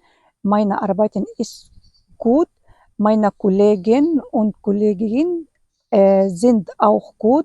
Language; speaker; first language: German; non-native, learner; Arabic